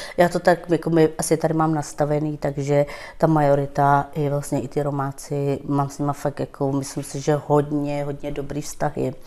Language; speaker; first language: Czech; non-native, local second language; Romany